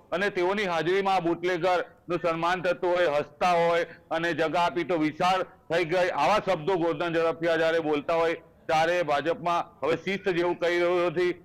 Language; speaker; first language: Gujarati; native; Gujarati